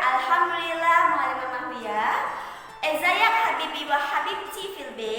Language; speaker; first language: Arabic; non-native, learner; Indonesian